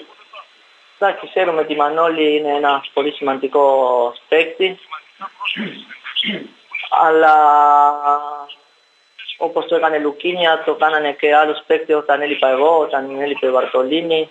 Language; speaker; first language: Greek; non-native, learner; Spanish